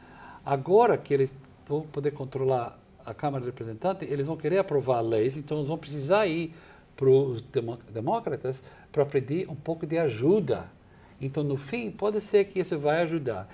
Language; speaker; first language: Portuguese; non-native, fluent; English